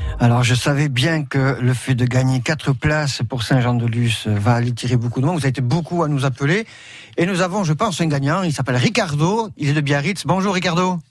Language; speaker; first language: French; native; French